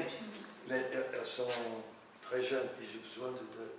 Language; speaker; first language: French; non-native, fluent; Portuguese